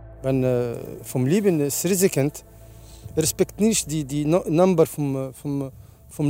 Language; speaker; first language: German; non-native, learner; Arabic